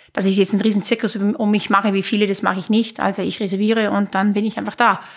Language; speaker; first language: German; native; German